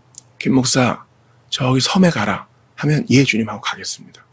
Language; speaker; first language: Korean; native; Korean